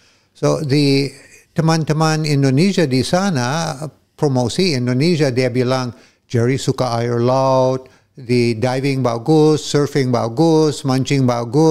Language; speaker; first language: Indonesian; non-native, fluent; English